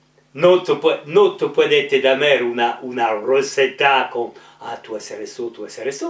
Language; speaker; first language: Spanish; non-native, learner; French